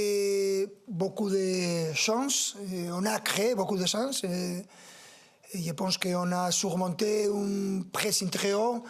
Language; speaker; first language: French; non-native, fluent; Spanish